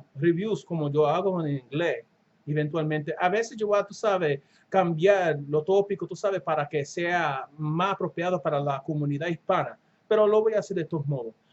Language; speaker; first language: Spanish; early bilingual, other home language; English